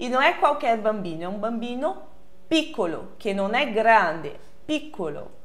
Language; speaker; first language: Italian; non-native, fluent; Portuguese